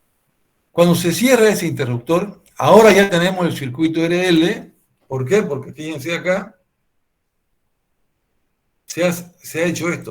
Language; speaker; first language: Spanish; native; Spanish